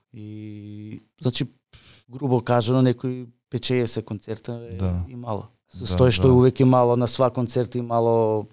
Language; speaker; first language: Macedonian; native; Macedonian